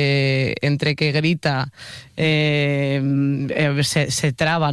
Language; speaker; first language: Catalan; non-native, learner; Spanish